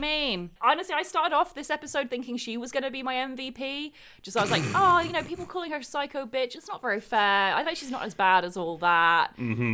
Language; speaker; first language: English; native; English